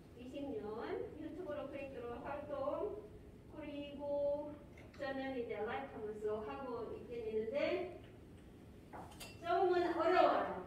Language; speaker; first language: Korean; non-native, fluent; Filipino